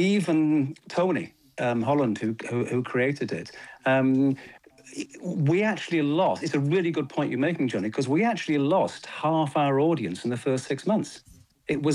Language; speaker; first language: English; native; English